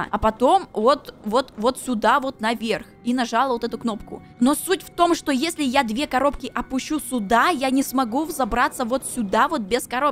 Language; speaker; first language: Russian; native; Russian